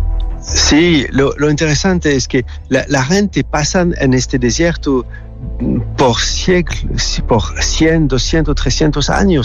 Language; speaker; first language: Spanish; non-native, learner; French